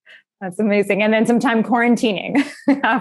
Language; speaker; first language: English; native; English